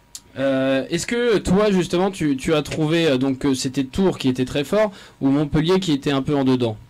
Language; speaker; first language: French; native; French